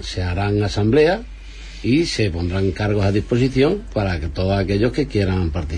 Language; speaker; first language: Spanish; native; Spanish